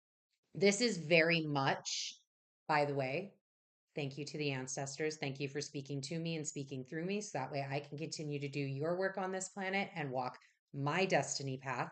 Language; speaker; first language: English; native; English